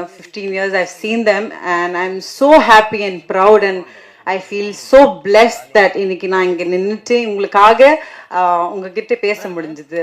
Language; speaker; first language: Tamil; non-native, fluent; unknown